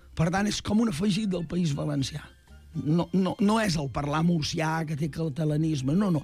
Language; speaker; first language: Catalan; native; Catalan